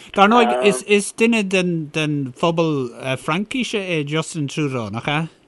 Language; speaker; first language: Irish; non-native, local second language; English